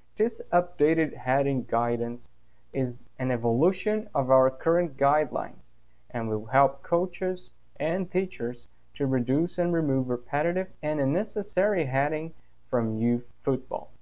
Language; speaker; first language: English; non-native, fluent; Portuguese